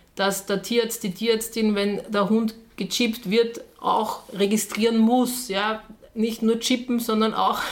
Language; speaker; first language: German; native; German